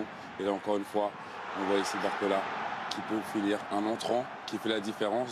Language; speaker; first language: French; native; French